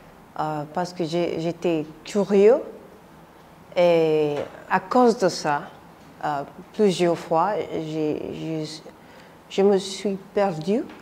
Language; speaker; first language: French; non-native, learner; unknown